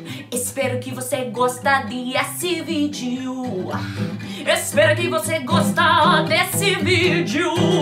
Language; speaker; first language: Portuguese; non-native, learner; English